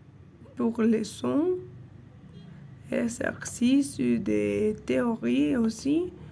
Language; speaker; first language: French; non-native, learner; Spanish